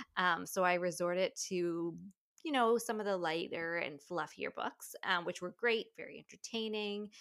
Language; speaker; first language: English; native; English